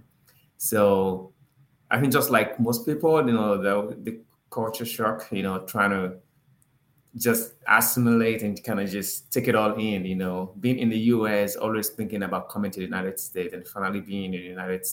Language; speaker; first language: English; non-native, local second language; Yoruba